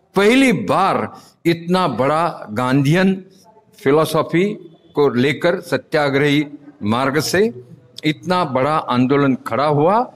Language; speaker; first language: Hindi; non-native, local second language; Marathi